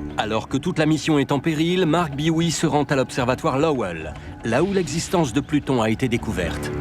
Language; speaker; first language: French; native; French